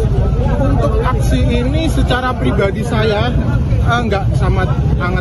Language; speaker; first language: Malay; non-native, local second language; Javanese